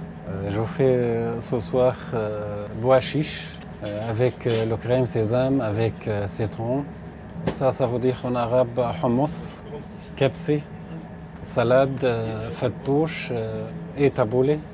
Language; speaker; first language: French; non-native, learner; Arabic